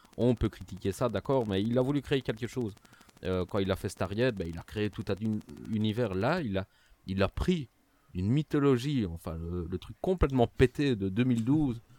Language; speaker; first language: French; native; French